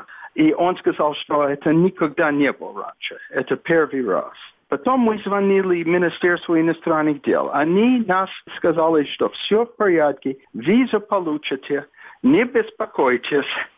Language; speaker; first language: Russian; non-native, fluent; English